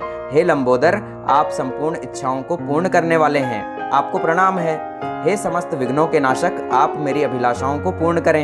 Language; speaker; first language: Hindi; native; Hindi